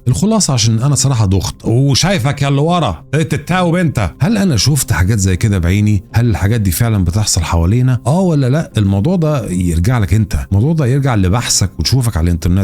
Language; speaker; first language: Arabic; native; Arabic